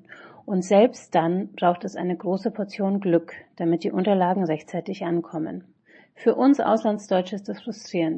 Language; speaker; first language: German; native; German